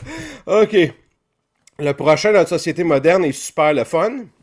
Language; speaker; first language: French; native; French